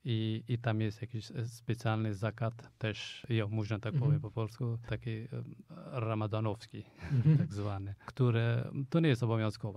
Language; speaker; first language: Polish; non-native, fluent; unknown